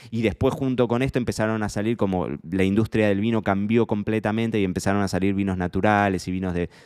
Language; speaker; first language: Spanish; native; Spanish